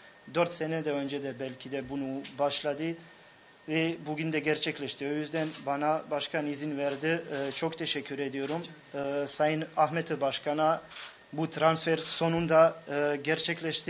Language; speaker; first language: Turkish; non-native, fluent; Bosnian